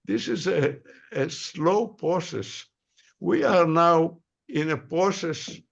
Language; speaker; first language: English; non-native, fluent; Hebrew